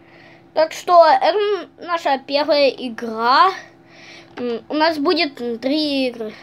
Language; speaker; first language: Russian; early bilingual, heritage; Russian